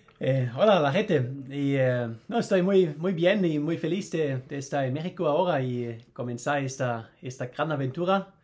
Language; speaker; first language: Spanish; non-native, learner; German